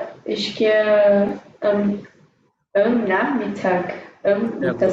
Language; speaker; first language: German; non-native, learner; Portuguese